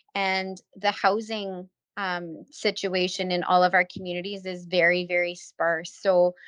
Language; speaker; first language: English; native; English